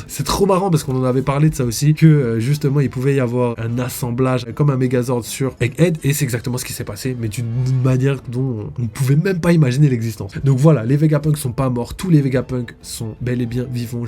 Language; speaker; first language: French; native; French